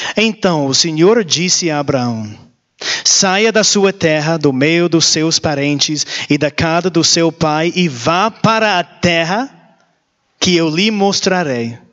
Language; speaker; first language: Portuguese; non-native, learner; English